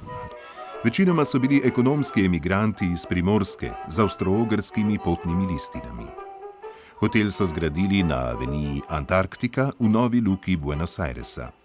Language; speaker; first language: Slovenian; native; Slovenian